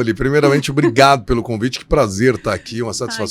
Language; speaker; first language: Portuguese; native; Portuguese